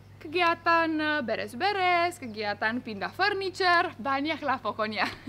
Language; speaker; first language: Indonesian; non-native, fluent; Romanian